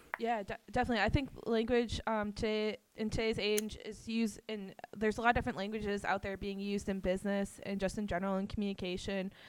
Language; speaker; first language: English; native; English